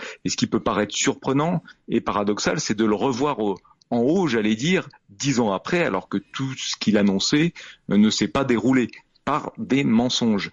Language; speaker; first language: French; native; French